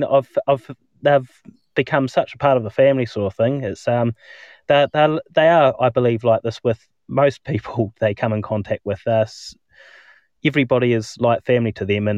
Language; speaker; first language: English; native; English